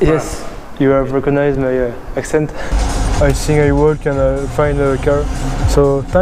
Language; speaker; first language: English; non-native, learner; French